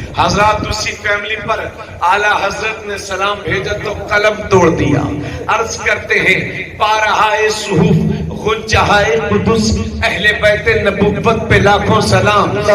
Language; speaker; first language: Urdu; native; Urdu